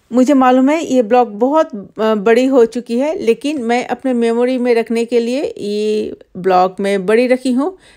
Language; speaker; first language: Hindi; non-native, local second language; Bangla